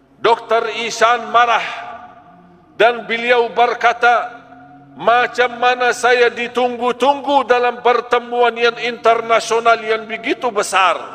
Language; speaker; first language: Malay; non-native, fluent; Arabic